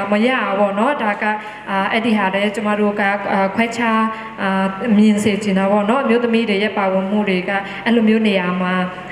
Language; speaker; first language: Burmese; non-native, local second language; Shwe Palaung